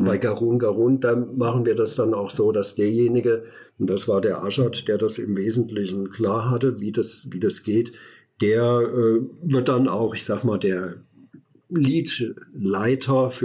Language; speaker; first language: German; native; German